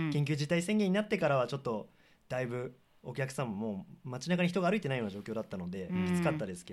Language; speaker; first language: Japanese; native; Japanese